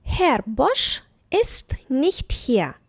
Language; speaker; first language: German; non-native, fluent; Ukrainian